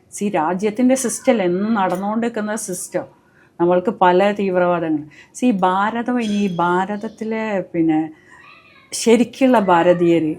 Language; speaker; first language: Malayalam; native; Malayalam